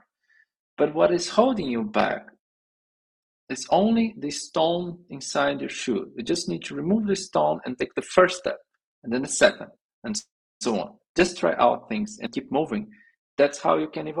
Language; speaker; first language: English; non-native, fluent; Portuguese